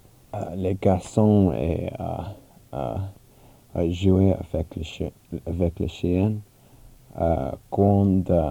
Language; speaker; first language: French; non-native, learner; English